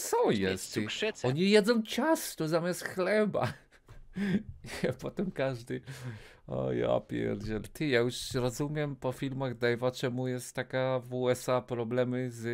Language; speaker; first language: Polish; native; Polish